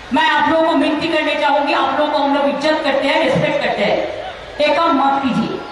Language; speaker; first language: Hindi; non-native, local second language; Bangla